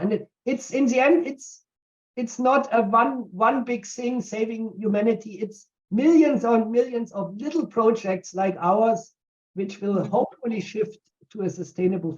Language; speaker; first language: English; non-native, fluent; German